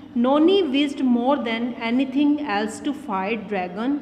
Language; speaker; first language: English; non-native, local second language; Hindi